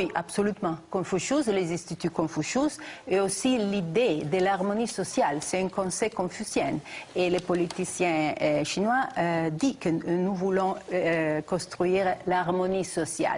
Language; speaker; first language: French; non-native, fluent; Italian